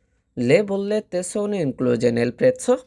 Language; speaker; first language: Italian; non-native, fluent; Bangla